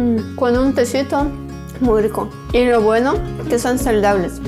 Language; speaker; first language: Spanish; non-native, fluent; Ukrainian